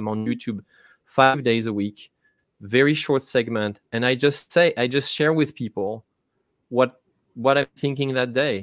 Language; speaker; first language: English; non-native, fluent; French